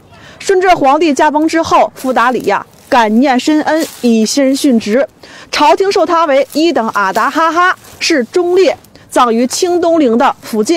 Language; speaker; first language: Chinese; native; Chinese